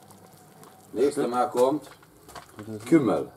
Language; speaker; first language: German; non-native, learner; Hungarian